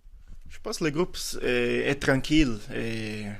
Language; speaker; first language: French; non-native, fluent; Portuguese